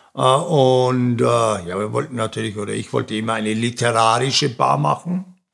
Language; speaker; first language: German; native; German